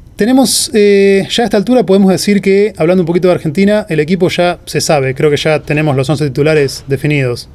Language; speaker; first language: Spanish; native; Spanish